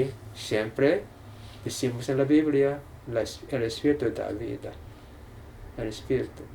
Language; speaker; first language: Spanish; non-native, learner; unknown